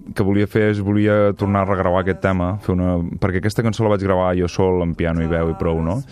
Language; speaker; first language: Catalan; native; Catalan